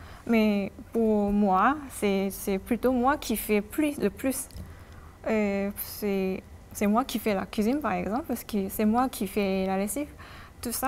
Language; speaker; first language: French; non-native, fluent; Korean